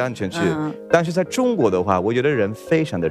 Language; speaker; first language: Chinese; non-native, fluent; Swedish